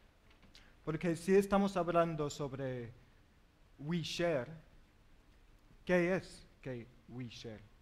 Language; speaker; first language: Spanish; non-native, learner; English